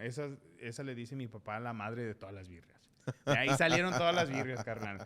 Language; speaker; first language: Spanish; early bilingual, other home language; English